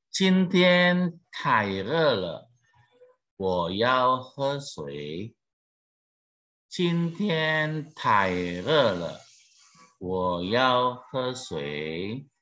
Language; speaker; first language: Chinese; non-native, fluent; Indonesian